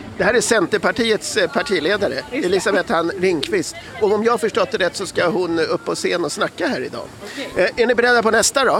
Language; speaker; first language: Swedish; native; Swedish